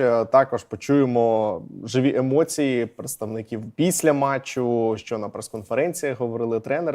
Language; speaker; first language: Ukrainian; native; Ukrainian